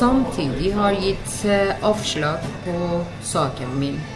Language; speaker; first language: Norwegian; non-native, learner; Persian